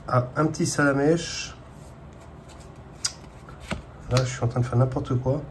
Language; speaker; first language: French; native; French